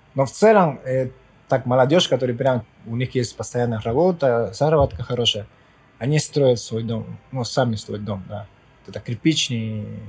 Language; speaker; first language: Russian; non-native, fluent; Spanish